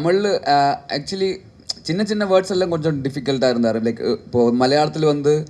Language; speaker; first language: Tamil; non-native, learner; Malayalam